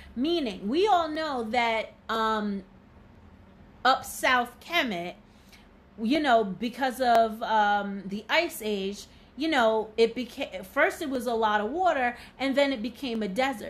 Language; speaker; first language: English; native; English